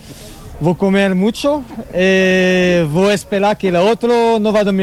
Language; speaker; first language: Spanish; non-native, learner; French